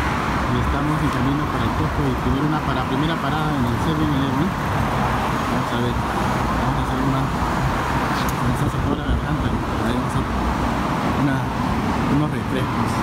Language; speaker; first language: Spanish; native; Spanish